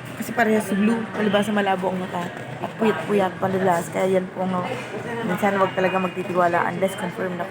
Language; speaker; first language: Filipino; native; Filipino